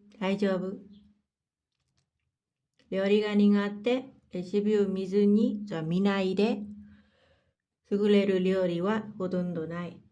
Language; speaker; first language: Japanese; non-native, fluent; Burmese